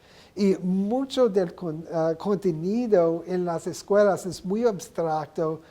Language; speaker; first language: Spanish; non-native, learner; English